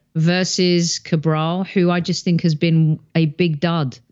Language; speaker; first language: English; native; English